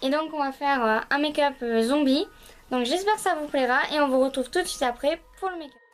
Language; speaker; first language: French; native; French